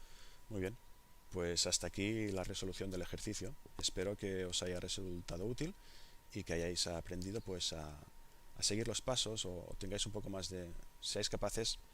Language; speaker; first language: Spanish; native; Spanish